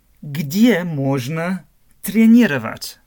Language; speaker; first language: Russian; non-native, fluent; German